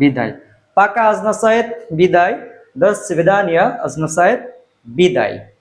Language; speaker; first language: Russian; non-native, learner; Bangla